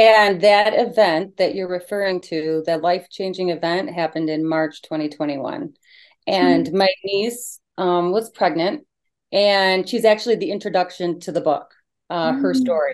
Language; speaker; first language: English; native; English